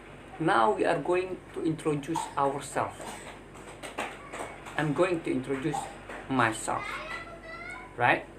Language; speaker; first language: English; non-native, learner; Indonesian